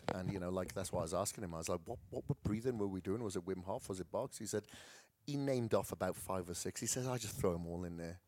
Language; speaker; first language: English; native; English